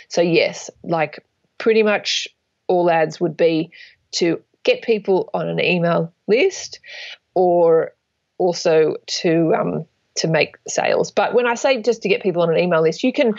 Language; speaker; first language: English; native; English